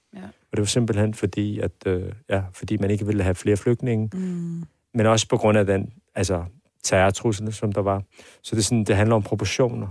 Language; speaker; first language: Danish; early bilingual, other home language; Persian